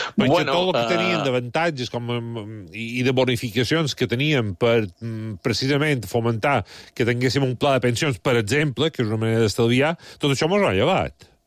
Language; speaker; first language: Catalan; native; Catalan